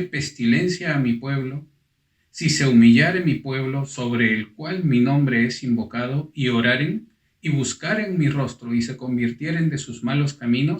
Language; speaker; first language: Spanish; native; Spanish